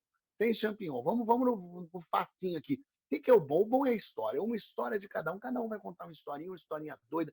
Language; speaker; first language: Portuguese; native; Portuguese